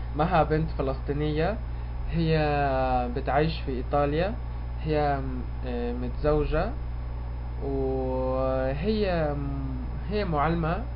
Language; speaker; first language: Arabic; non-native, learner; Spanish